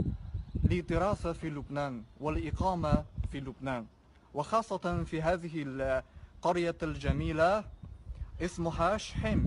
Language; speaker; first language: Arabic; non-native, fluent; Chinese